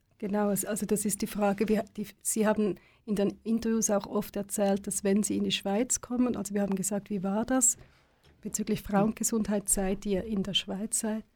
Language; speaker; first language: German; native; German